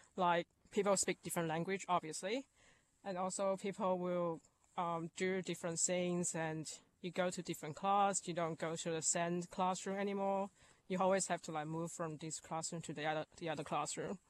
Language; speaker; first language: English; non-native, fluent; Chinese